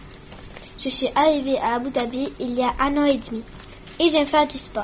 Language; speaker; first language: French; non-native, learner; Spanish